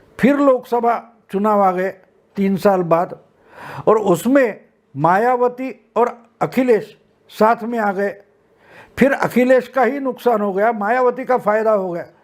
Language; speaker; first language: Hindi; non-native, local second language; Marathi